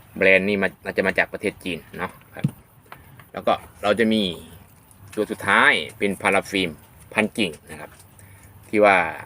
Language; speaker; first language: Thai; non-native, local second language; Northeastern Thai